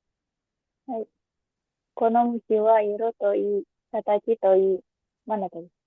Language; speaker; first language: Japanese; non-native, learner; Indonesian